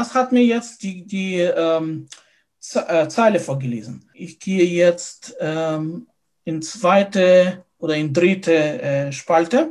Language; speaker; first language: German; non-native, fluent; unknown